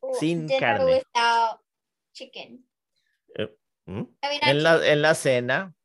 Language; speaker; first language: Spanish; non-native, learner; English